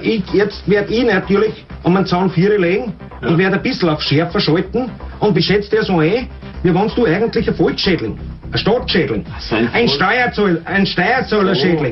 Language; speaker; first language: German; native; German